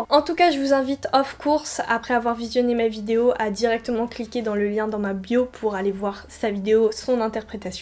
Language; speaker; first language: French; native; French